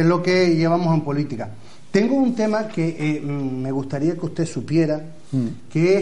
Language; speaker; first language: Spanish; native; Spanish